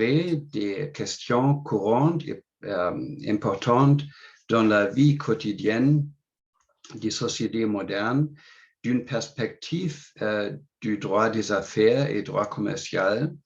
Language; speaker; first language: French; non-native, fluent; English